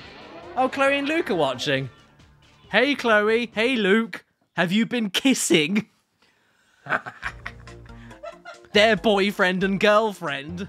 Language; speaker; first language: English; native; English